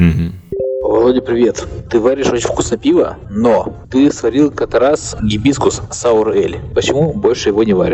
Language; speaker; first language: Russian; native; Russian